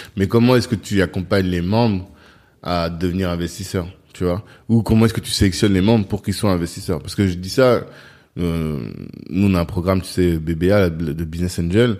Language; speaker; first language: French; non-native, local second language; Sango